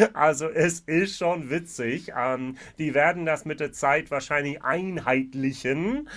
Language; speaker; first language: German; non-native, fluent; English